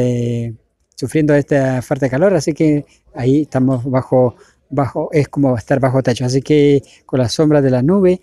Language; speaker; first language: Spanish; native; Spanish